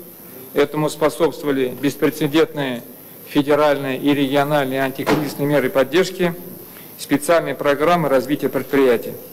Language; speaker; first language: Russian; native; Russian